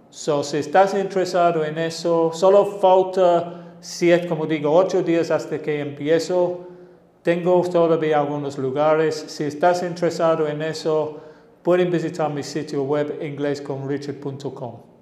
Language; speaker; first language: Spanish; non-native, fluent; English